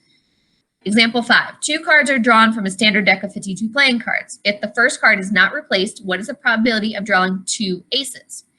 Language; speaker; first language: English; native; English